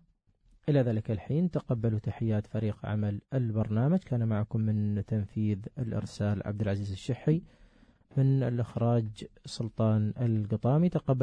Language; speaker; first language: Arabic; native; Arabic